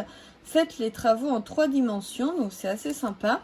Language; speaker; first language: French; native; French